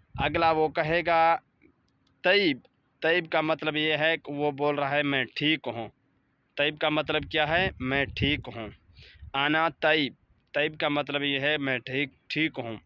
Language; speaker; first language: Urdu; non-native, local second language; Baluchi